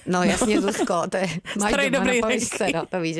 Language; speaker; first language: Czech; native; Czech